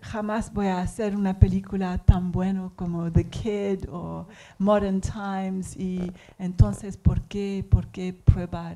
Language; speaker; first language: Spanish; non-native, learner; English